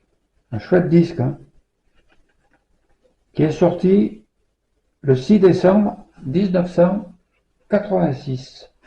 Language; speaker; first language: French; native; French